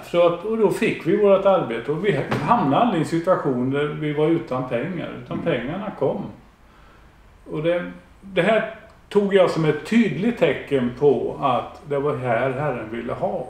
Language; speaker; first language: Swedish; native; Swedish